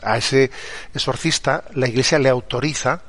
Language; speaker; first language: Spanish; native; Spanish